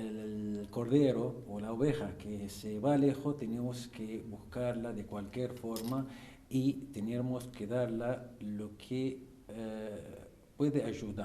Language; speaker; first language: Spanish; non-native, fluent; Arabic